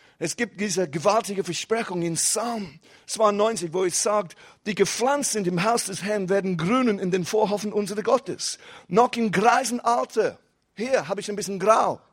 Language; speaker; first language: German; non-native, fluent; English